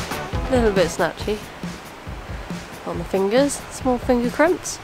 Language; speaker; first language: English; native; English